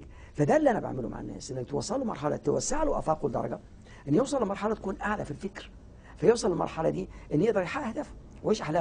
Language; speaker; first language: Arabic; native; Arabic